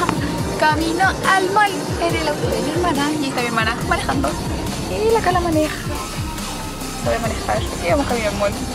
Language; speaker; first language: Spanish; native; Spanish